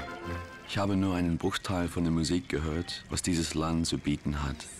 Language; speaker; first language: German; non-native, fluent; English